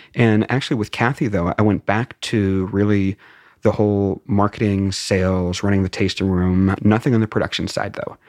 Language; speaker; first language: English; native; English